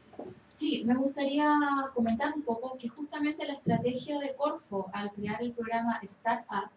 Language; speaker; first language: Spanish; native; Spanish